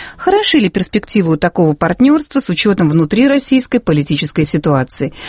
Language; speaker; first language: Russian; native; Russian